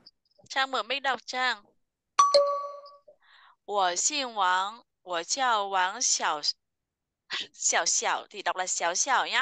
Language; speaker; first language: Chinese; non-native, fluent; Vietnamese